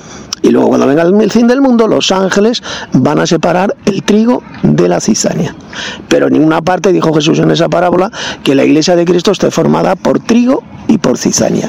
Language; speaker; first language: Spanish; native; Spanish